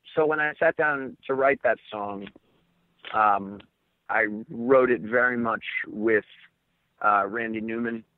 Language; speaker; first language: English; native; English